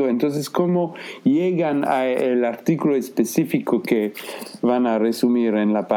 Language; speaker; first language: Spanish; non-native, fluent; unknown